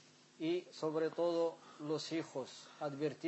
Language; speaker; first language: Spanish; non-native, fluent; Arabic